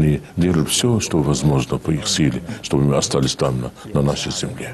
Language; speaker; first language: Russian; non-native, fluent; Arabic